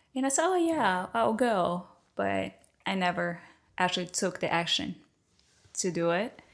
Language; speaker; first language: English; non-native, fluent; Portuguese